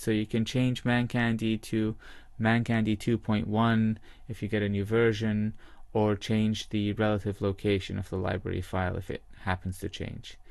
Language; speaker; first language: English; native; English